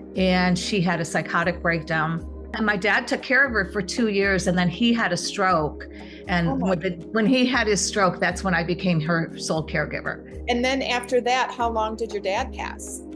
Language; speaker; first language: English; native; English